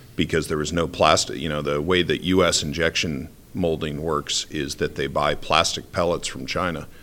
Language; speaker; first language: English; native; English